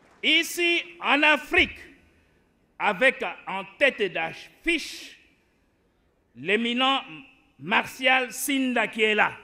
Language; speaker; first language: French; non-native, local second language; Lingala